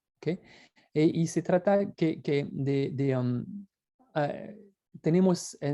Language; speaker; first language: Spanish; non-native, fluent; French